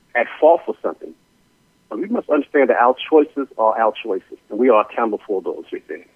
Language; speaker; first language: English; native; English